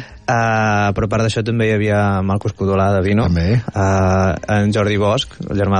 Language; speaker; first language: Catalan; native; Catalan